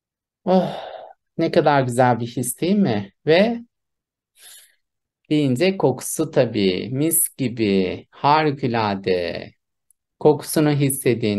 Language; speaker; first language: Turkish; native; Turkish